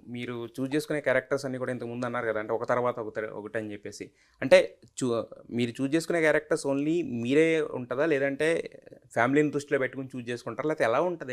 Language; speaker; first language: Telugu; native; Telugu